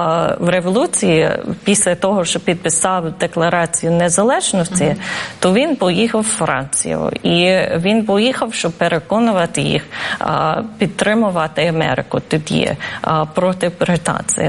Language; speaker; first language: Ukrainian; non-native, fluent; English